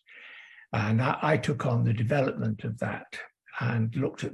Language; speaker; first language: English; native; English